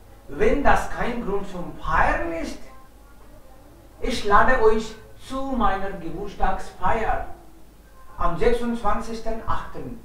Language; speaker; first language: German; non-native, fluent; Hindi